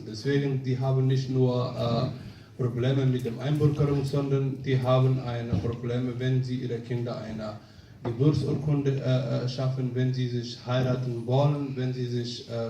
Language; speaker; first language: German; non-native, fluent; Somali